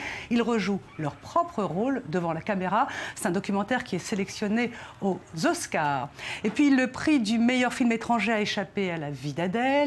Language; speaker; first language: French; native; French